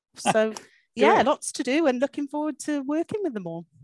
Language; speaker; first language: English; native; English